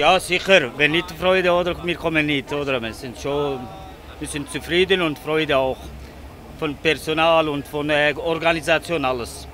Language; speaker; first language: German; non-native, learner; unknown